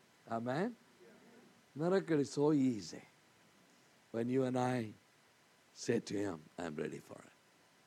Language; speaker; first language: English; non-native, local second language; Malayalam